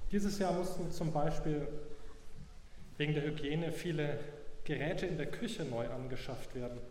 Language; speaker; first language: German; native; German